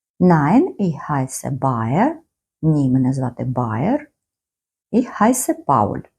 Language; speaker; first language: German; non-native, fluent; Ukrainian